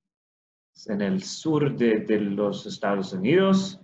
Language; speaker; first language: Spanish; non-native, fluent; Swedish